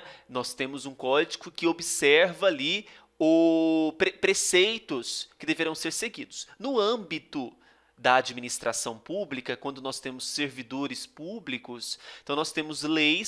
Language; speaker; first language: Portuguese; native; Portuguese